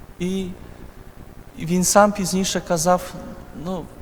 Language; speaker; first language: Ukrainian; non-native, fluent; Polish